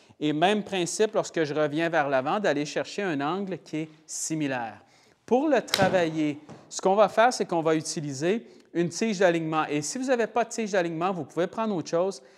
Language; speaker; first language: French; native; French